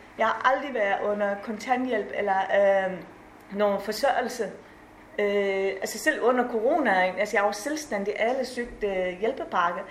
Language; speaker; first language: Danish; non-native, fluent; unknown